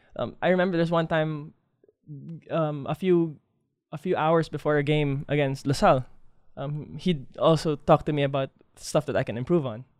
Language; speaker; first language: English; non-native, local second language; Filipino